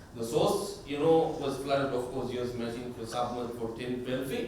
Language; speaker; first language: English; non-native, local second language; Sinhala